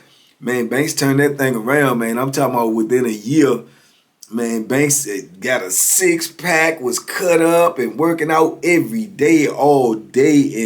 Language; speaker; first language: English; native; English